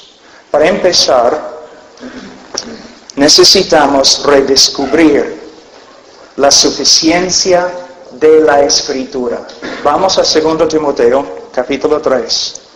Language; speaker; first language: Spanish; non-native, fluent; English